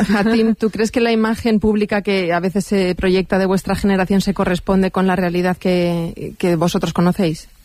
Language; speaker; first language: Spanish; native; Spanish